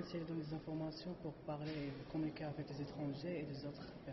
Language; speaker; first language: French; non-native, learner; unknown